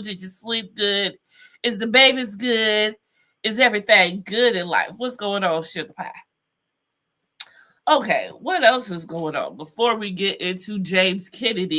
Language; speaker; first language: English; native; English